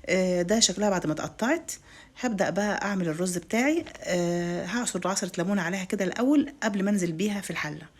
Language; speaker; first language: Arabic; native; Arabic